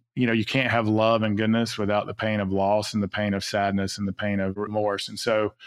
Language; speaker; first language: English; native; English